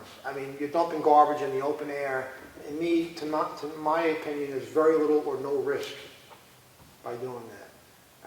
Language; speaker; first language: English; native; English